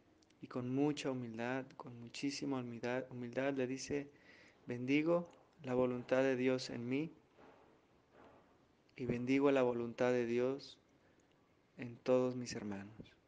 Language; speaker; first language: Spanish; native; Spanish